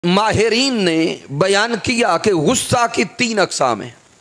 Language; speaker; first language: Urdu; native; Urdu